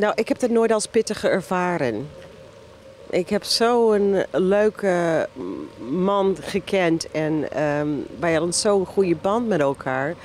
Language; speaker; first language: Dutch; non-native, fluent; English